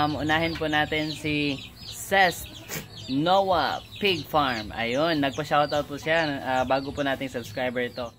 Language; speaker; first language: Filipino; non-native, local second language; Cebuano